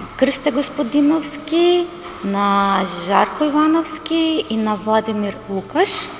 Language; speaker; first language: Macedonian; native; Macedonian